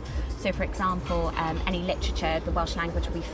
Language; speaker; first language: English; native; English